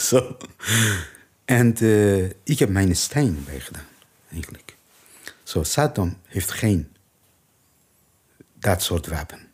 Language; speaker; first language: Dutch; non-native, learner; Persian